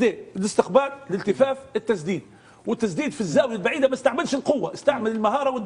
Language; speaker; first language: Arabic; native; Arabic